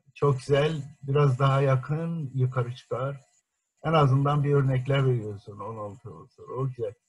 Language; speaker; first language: Turkish; native; Turkish